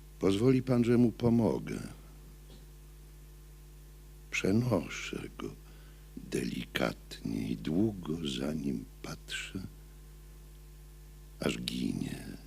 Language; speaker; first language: Polish; native; Polish